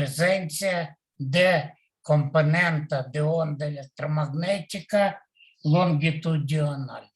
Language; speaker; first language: Spanish; non-native, learner; Portuguese